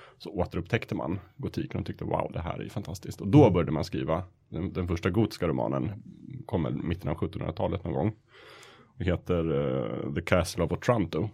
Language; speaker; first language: Swedish; native; Swedish